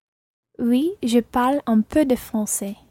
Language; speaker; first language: French; non-native, learner; English